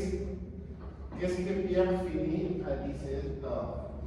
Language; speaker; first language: French; non-native, learner; Spanish